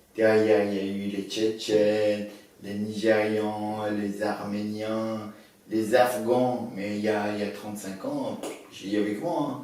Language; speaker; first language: French; early bilingual, other home language; Persian